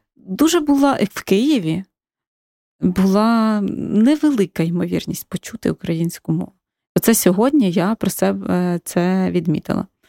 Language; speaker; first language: Ukrainian; native; Ukrainian